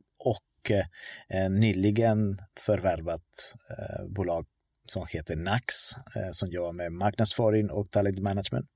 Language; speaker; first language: Swedish; non-native, fluent; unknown